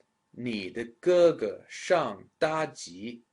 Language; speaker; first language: Chinese; non-native, fluent; English